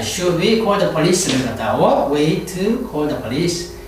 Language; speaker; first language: English; non-native, fluent; Korean